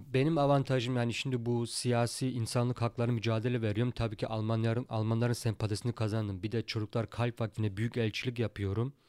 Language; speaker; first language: Turkish; early bilingual, heritage; Turkish